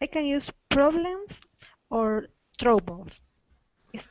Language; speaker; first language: English; non-native, learner; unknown